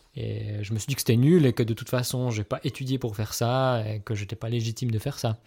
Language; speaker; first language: French; native; French